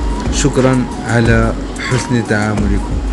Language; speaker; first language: Arabic; native; Arabic